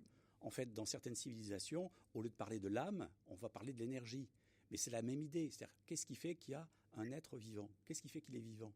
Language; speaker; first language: French; native; French